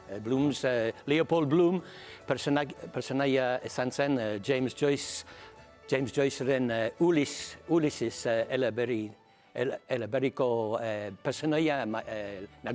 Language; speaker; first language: Basque; non-native, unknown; English